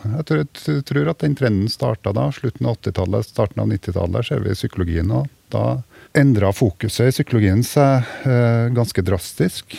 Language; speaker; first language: Norwegian; native; Norwegian